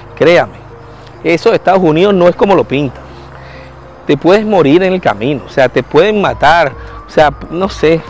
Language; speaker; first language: Spanish; native; Spanish